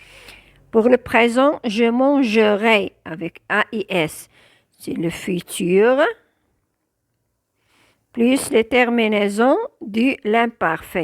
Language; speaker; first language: French; non-native, local second language; Arabic